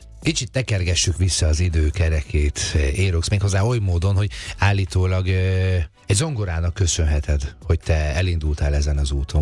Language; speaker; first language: Hungarian; native; Hungarian